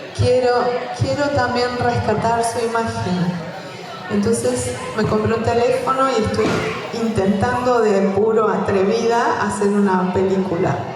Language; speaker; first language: Spanish; native; Spanish